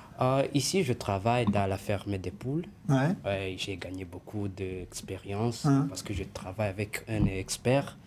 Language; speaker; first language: French; non-native, local second language; Kinyarwanda